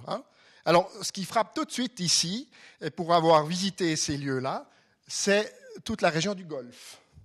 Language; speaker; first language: French; non-native, local second language; German